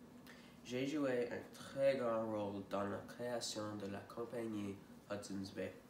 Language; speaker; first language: French; non-native, learner; English